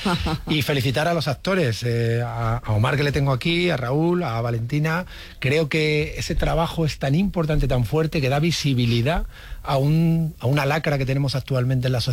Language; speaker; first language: Spanish; native; Spanish